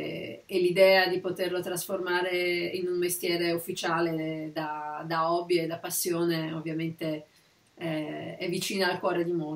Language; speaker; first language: Italian; native; Italian